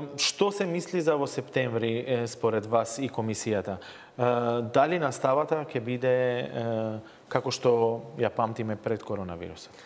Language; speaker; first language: Macedonian; non-native, local second language; Albanian